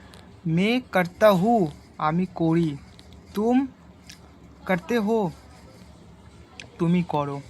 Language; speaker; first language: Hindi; non-native, local second language; Bangla